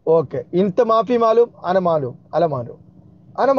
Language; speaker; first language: Arabic; non-native, learner; Malayalam